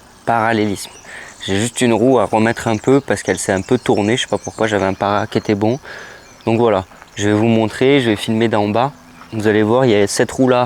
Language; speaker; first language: French; native; French